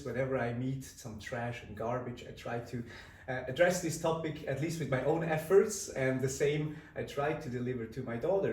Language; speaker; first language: English; non-native, fluent; Swiss German